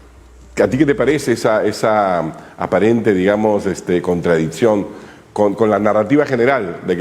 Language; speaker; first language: Spanish; native; Spanish